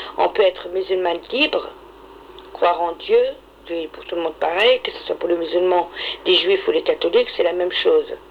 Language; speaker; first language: French; non-native, local second language; Arabic